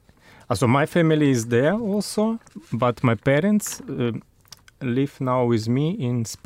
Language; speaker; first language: English; non-native, learner; Russian